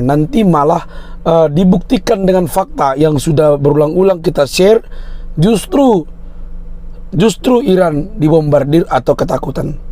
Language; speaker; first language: Indonesian; native; Indonesian